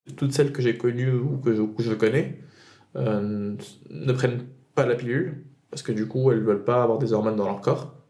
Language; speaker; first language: French; non-native, local second language; Arabic